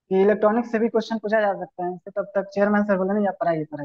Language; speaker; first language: Hindi; native; Hindi